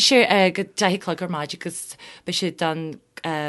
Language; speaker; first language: Irish; non-native, local second language; English